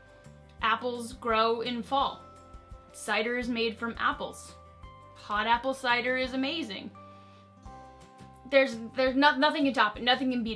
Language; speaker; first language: English; native; English